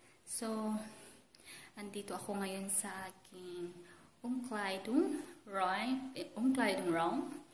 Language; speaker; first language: Filipino; native; Filipino